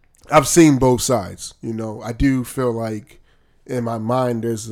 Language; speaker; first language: English; native; English